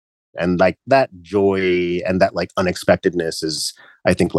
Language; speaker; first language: English; early bilingual, other home language; Japanese